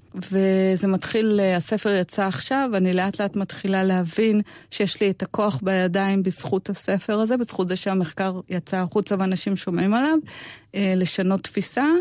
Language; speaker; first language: Hebrew; native; Hebrew